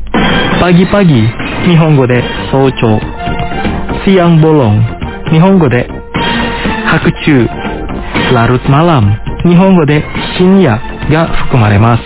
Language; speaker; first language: Japanese; non-native, fluent; Indonesian